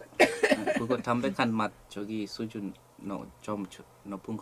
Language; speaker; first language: Korean; non-native, fluent; English